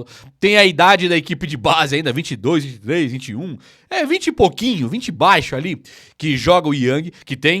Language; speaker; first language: Portuguese; native; Portuguese